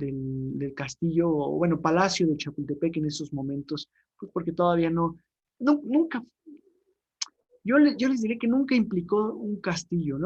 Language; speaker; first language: Spanish; native; Spanish